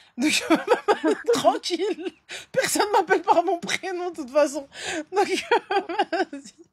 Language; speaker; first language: French; early bilingual, other home language; Arabic